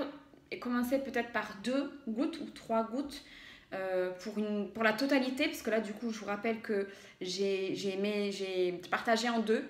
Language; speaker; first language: French; native; French